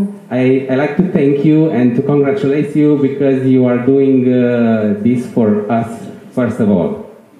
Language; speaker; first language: English; non-native, learner; Romanian